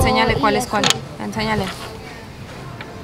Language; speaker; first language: Spanish; early bilingual, heritage; Spanish